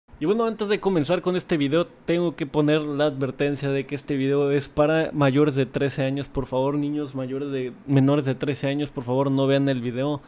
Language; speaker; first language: Spanish; native; Spanish